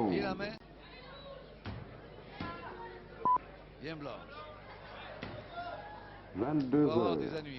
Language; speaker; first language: French; native; French